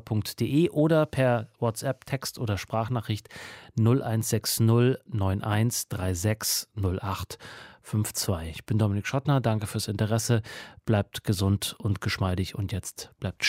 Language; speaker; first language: German; native; German